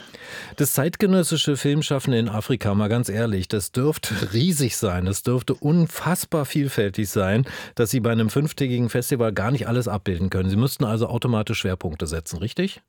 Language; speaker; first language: German; native; German